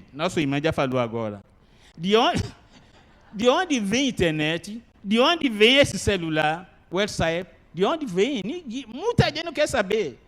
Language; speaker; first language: Portuguese; non-native, learner; Arabic